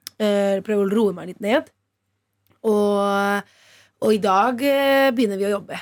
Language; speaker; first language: Norwegian; non-native, fluent; Italian